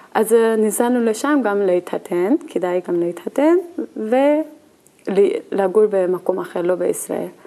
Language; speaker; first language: Hebrew; non-native, learner; Korean